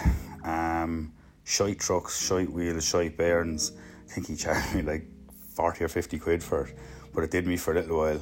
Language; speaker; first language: English; native; English